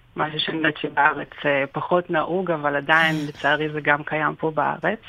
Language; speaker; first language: Hebrew; non-native, fluent; Russian